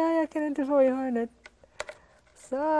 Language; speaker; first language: Swedish; non-native, fluent; English